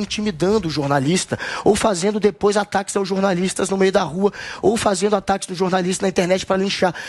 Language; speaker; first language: Portuguese; native; Portuguese